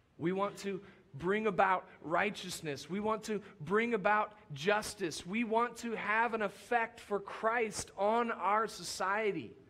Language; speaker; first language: English; native; English